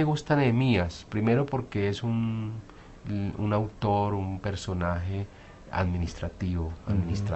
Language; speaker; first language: Spanish; native; Spanish